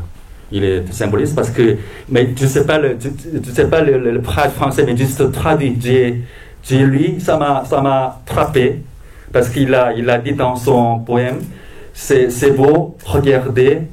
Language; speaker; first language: French; non-native, fluent; Korean